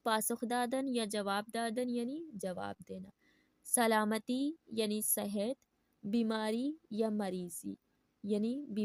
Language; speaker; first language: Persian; non-native, fluent; Urdu